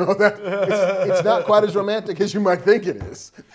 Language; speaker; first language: English; native; English